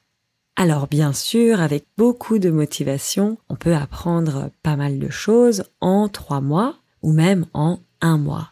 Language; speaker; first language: French; native; French